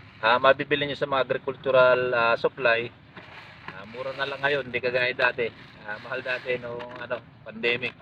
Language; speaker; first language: Filipino; native; Filipino